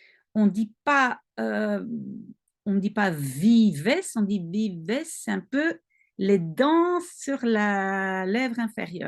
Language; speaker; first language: French; non-native, local second language; Dutch